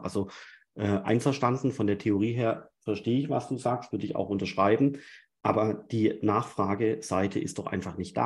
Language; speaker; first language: German; native; German